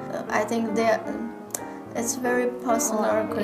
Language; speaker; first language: English; non-native, fluent; Chinese